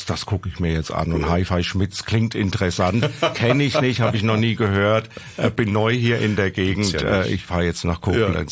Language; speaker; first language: German; native; German